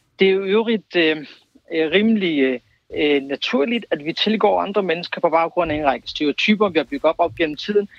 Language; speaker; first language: Danish; early bilingual, other home language; Kurdish